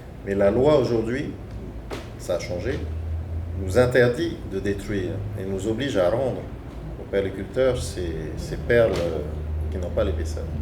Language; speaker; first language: French; native; French